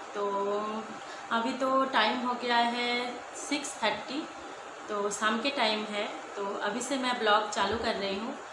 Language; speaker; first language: Hindi; non-native, local second language; Bangla